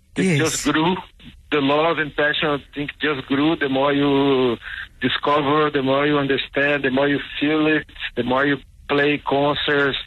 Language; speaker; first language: English; non-native, fluent; Portuguese